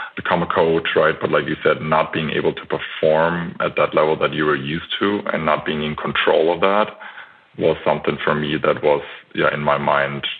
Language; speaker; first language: English; non-native, fluent; German